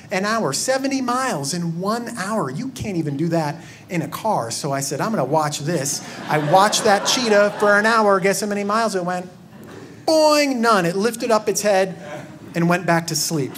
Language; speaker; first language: English; native; English